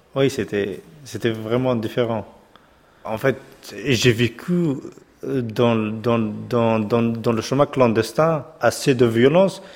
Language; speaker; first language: French; non-native, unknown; Persian